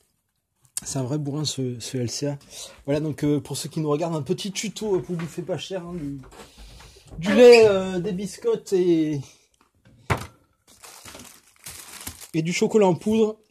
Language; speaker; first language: French; native; French